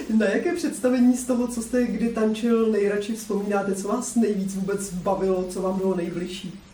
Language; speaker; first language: Czech; native; Czech